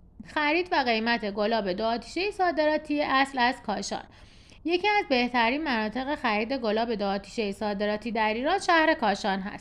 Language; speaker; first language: Persian; native; Persian